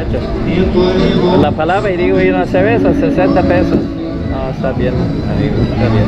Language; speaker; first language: Spanish; non-native, learner; English